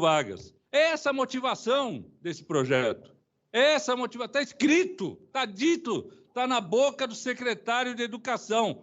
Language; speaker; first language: Portuguese; native; Portuguese